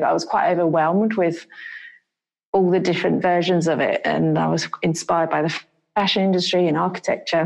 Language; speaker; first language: English; native; English